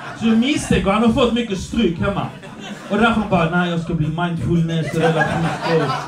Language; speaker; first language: Swedish; early bilingual, other home language; Polish